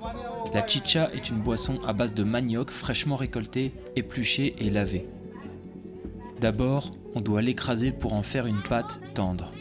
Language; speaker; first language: French; native; French